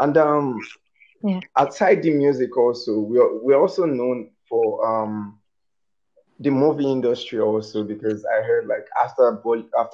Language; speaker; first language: English; non-native, local second language; Yoruba